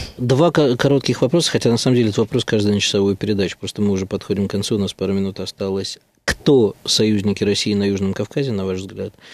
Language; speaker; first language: Russian; native; Russian